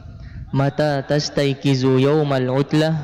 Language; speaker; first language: Arabic; non-native, learner; Indonesian